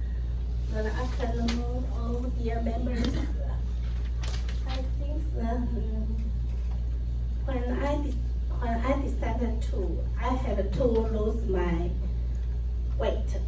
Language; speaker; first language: English; non-native, learner; Chinese